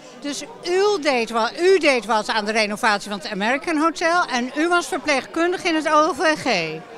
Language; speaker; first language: Dutch; native; Dutch